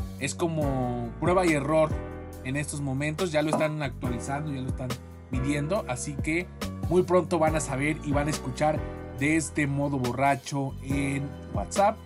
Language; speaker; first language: Spanish; native; Spanish